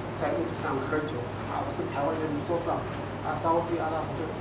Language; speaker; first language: Chinese; non-native, local second language; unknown